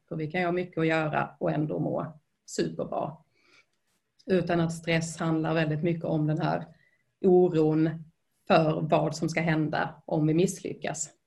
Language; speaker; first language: Swedish; native; Swedish